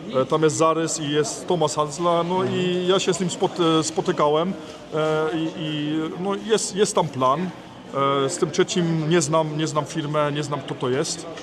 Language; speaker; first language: Polish; early bilingual, heritage; Polish